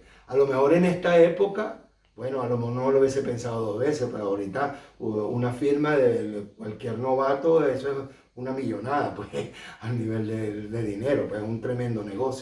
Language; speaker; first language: Spanish; native; Spanish